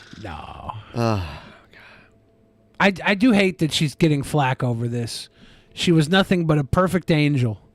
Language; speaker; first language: English; native; English